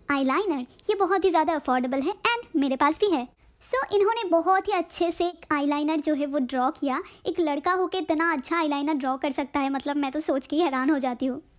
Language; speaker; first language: Hindi; non-native, local second language; Bangla